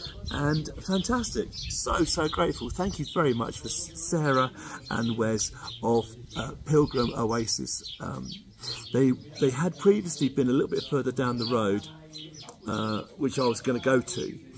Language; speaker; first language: English; native; English